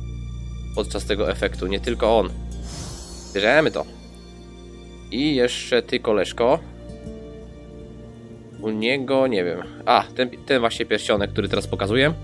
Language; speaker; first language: Polish; native; Polish